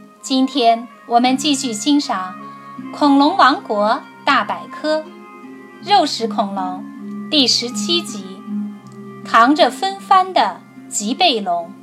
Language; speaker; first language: Chinese; native; Chinese